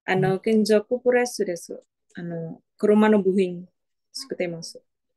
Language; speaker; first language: Japanese; non-native, learner; Indonesian